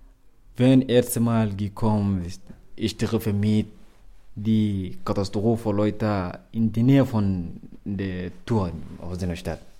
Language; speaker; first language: German; non-native, learner; Arabic